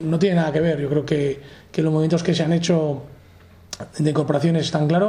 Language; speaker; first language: Spanish; native; Spanish